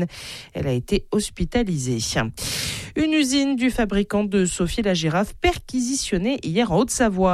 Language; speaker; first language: French; native; French